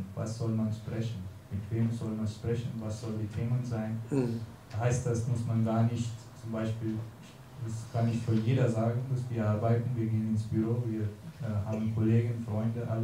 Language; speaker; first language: German; non-native, learner; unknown